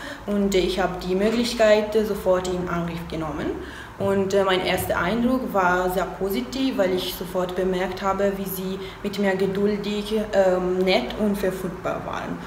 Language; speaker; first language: German; non-native, fluent; Italian